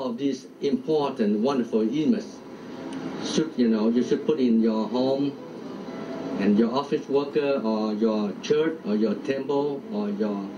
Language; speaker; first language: English; non-native, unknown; Vietnamese